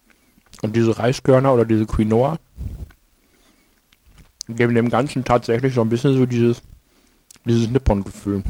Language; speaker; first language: German; native; German